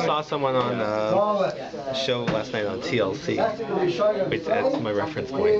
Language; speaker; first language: English; native; English